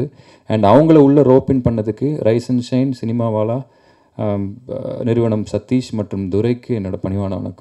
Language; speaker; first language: Tamil; native; Tamil